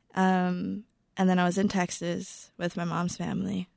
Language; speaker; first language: English; native; English